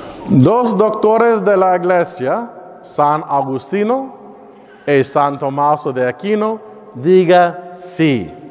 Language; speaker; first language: Spanish; non-native, learner; English